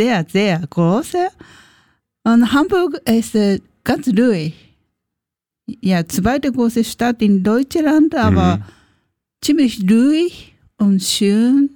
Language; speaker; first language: German; non-native, learner; Japanese